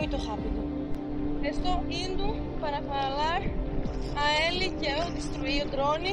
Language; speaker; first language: Portuguese; non-native, learner; Greek